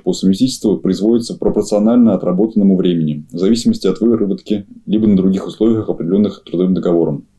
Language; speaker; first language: Russian; native; Russian